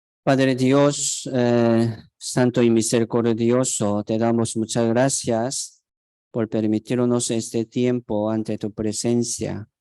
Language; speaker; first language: Spanish; non-native, fluent; Korean